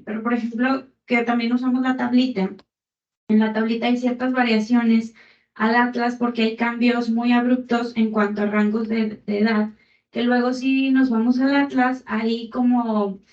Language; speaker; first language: Spanish; native; Spanish